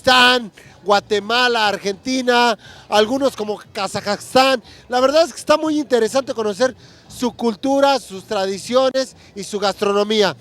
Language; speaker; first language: Spanish; native; Spanish